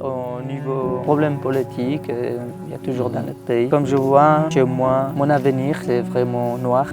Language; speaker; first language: French; non-native, learner; Tigrinya